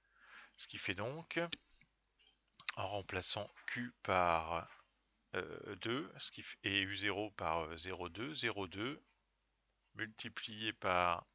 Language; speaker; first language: French; native; French